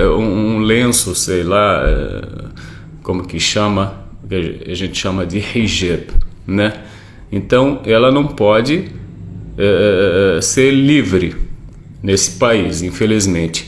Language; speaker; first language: Portuguese; non-native, fluent; Arabic